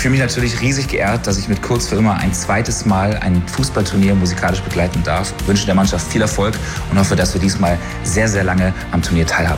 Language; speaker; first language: German; native; German